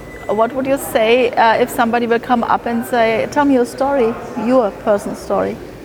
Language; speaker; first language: English; non-native, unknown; German